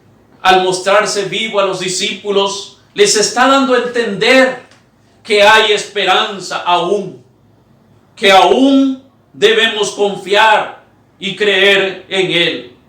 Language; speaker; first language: Spanish; native; Spanish